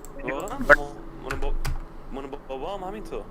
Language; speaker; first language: Persian; early bilingual, other home language; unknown